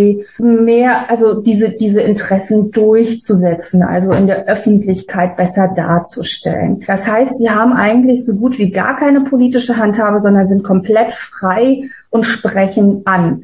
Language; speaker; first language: German; native; German